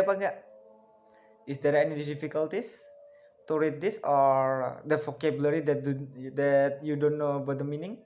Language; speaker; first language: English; non-native, learner; Indonesian